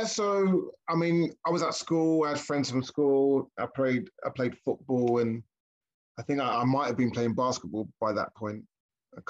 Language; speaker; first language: English; native; English